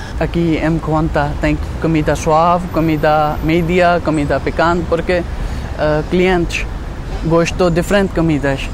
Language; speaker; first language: Portuguese; non-native, learner; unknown